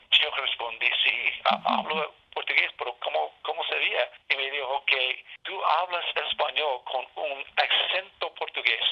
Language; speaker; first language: Spanish; non-native, learner; English